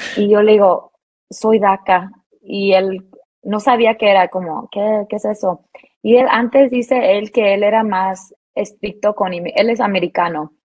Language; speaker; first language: Spanish; early bilingual, heritage; Spanish